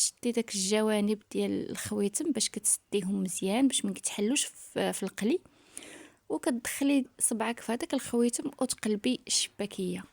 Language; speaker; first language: Arabic; native; Arabic